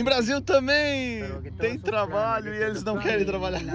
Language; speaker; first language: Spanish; non-native, learner; Portuguese